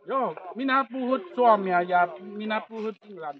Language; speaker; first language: Finnish; non-native, learner; Vietnamese